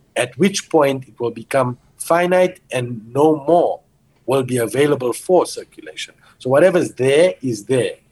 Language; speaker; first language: English; early bilingual, other home language; Portuguese